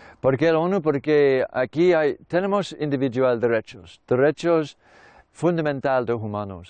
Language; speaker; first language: Spanish; non-native, learner; English